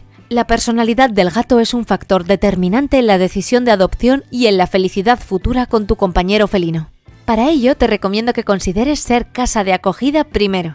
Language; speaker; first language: Spanish; native; Spanish